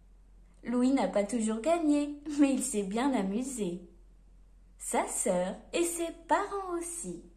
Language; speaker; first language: French; native; French